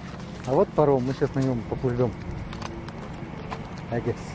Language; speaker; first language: Russian; native; Russian